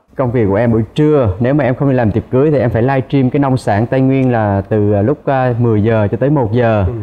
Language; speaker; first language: Vietnamese; native; Vietnamese